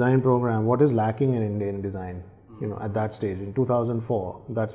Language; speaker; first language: English; non-native, local second language; Hindi